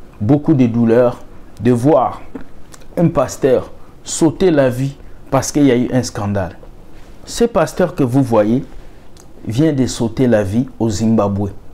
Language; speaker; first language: French; non-native, local second language; Lingala